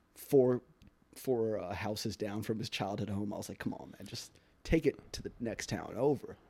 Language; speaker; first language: English; native; English